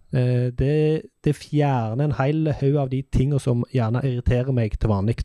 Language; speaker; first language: Norwegian; native; Norwegian